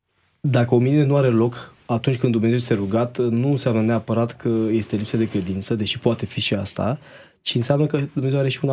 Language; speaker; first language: Romanian; native; Romanian